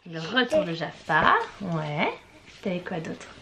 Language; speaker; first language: French; native; French